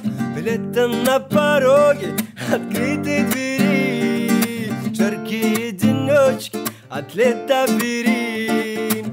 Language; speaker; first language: Russian; non-native, learner; Tajik